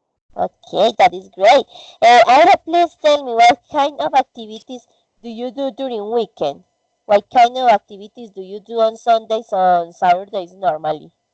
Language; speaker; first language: English; non-native, fluent; Spanish